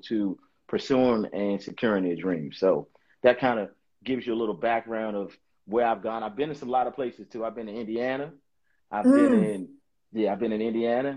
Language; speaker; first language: English; native; English